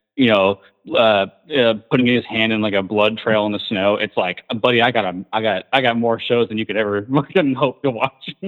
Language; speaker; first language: English; native; English